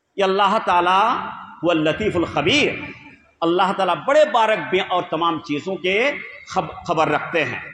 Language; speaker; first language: Urdu; non-native, local second language; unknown